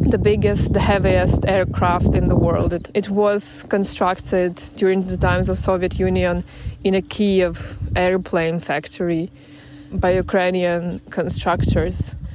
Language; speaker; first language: English; non-native, fluent; Ukrainian